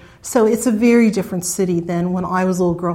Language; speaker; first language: English; native; English